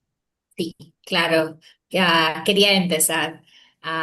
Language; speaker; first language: Spanish; non-native, fluent; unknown